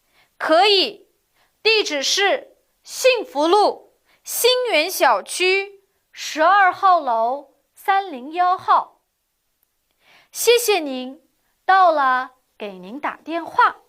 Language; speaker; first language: Chinese; non-native, fluent; Uyghur